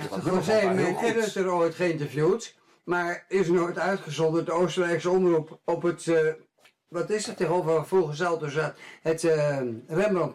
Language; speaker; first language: Dutch; native; Dutch